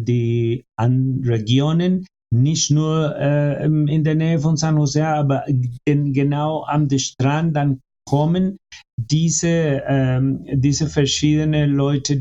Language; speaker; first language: German; non-native, fluent; Spanish